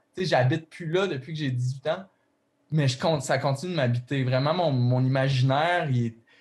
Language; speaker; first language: French; native; French